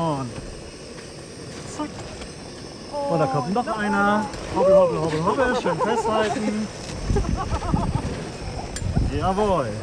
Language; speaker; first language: German; native; German